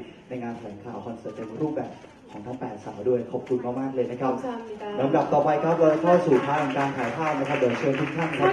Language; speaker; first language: Thai; native; Thai